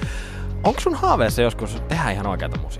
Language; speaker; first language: Finnish; native; Finnish